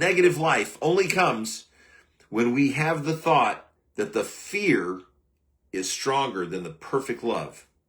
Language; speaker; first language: English; native; English